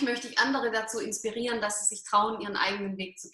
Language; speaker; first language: German; native; German